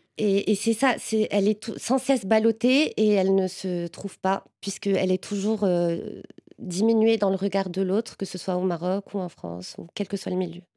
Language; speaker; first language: French; non-native, local second language; Arabic